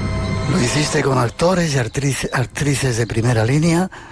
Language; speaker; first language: Spanish; native; Spanish